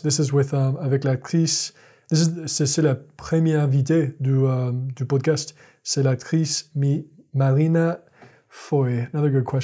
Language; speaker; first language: French; non-native, fluent; English